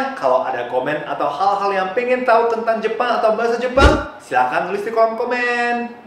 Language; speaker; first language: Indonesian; non-native, fluent; Japanese